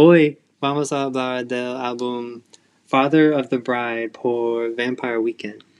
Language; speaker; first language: Spanish; non-native, learner; English